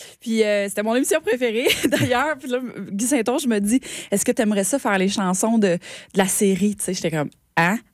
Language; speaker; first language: French; native; French